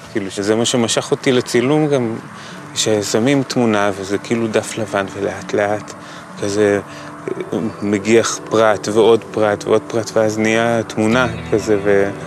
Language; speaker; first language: Hebrew; native; Hebrew